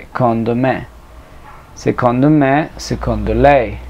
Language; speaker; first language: Italian; non-native, fluent; Spanish